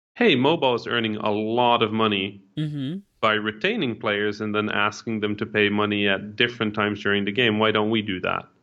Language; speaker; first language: English; non-native, fluent; Dutch